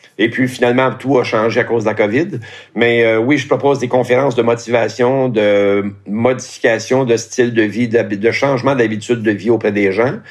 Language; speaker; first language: French; native; French